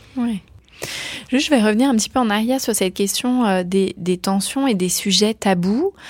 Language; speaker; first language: French; native; French